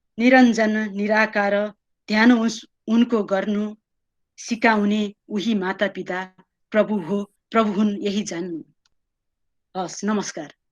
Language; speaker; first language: Nepali; native; Nepali